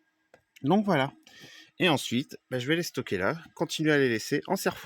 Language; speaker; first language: French; native; French